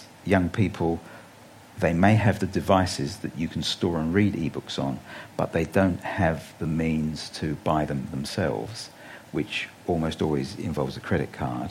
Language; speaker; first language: English; native; English